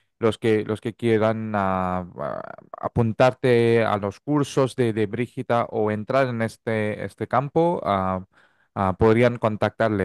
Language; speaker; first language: Spanish; non-native, fluent; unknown